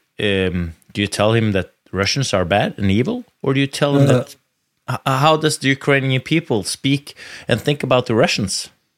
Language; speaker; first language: English; non-native, fluent; Norwegian